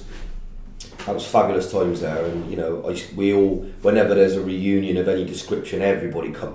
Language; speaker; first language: English; native; English